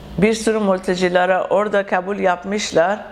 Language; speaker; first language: Turkish; non-native, learner; Persian